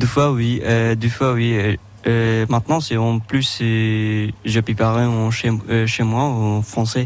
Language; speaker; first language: French; non-native, learner; Bangla